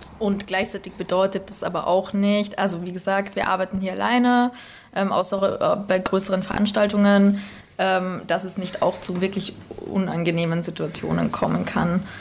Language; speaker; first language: German; native; German